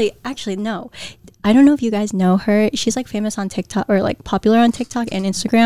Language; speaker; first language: English; early bilingual, other home language; Filipino